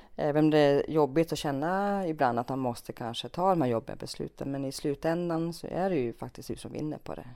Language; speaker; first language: Swedish; early bilingual, other home language; Finnish